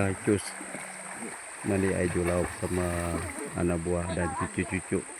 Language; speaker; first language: Indonesian; non-native, local second language; Iban